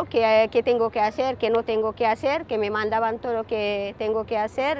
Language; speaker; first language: Spanish; non-native, learner; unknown